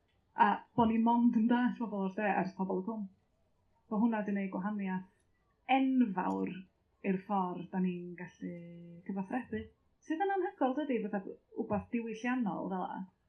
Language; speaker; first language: Welsh; native; Welsh